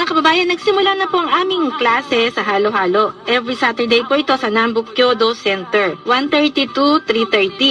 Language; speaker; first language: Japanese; non-native, fluent; Filipino